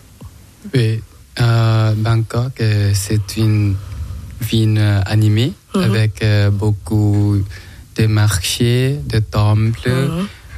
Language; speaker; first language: French; non-native, learner; Thai